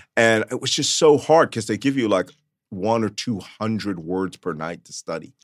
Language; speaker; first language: English; early bilingual, other home language; Yiddish